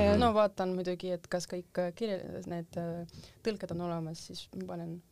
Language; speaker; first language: Estonian; non-native, local second language; Russian